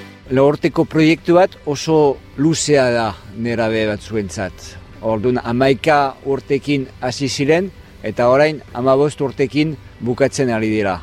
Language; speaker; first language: Basque; non-native, fluent; French